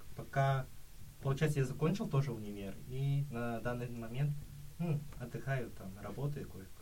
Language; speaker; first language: Russian; early bilingual, other home language; Korean